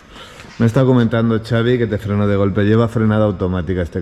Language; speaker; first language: Spanish; native; Spanish